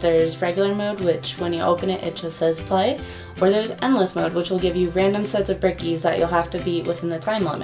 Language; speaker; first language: English; native; English